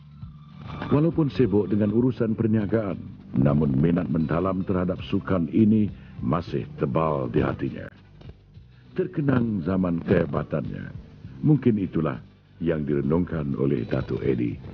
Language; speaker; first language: Malay; native; Malay